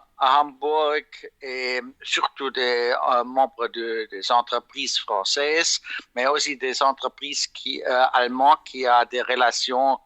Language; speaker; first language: French; non-native, fluent; German